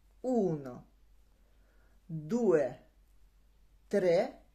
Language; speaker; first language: Italian; non-native, learner; Russian